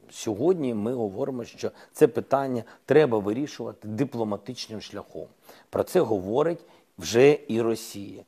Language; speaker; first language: Ukrainian; non-native, local second language; Russian